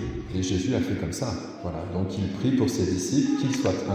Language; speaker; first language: French; native; French